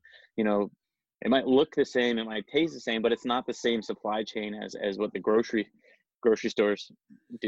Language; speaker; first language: English; native; English